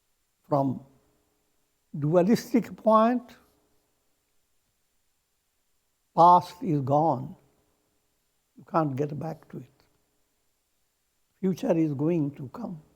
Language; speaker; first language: English; non-native, local second language; Hindi